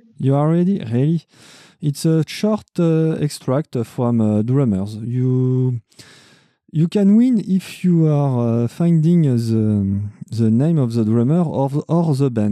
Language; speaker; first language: English; non-native, learner; French